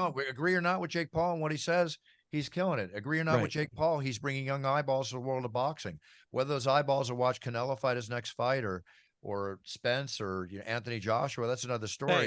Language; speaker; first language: English; native; English